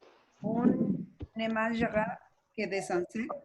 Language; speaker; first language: French; non-native, learner; Spanish